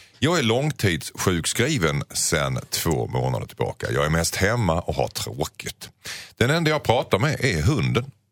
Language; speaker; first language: Swedish; native; Swedish